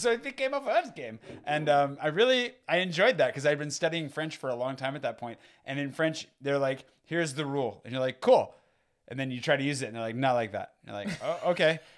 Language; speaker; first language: English; native; English